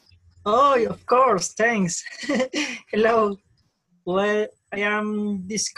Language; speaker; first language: English; non-native, learner; Spanish